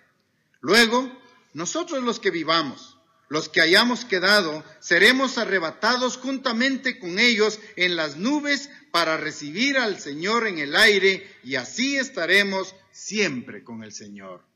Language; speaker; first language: Spanish; native; Spanish